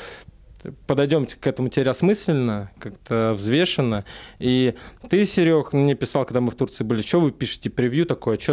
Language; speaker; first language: Russian; native; Russian